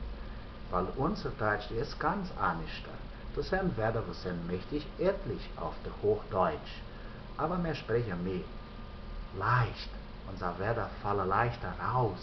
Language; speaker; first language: German; early bilingual, heritage; German